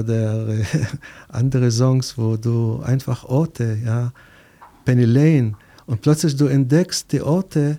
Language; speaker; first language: German; non-native, fluent; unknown